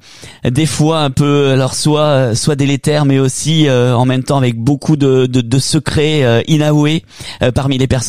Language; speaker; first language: French; native; French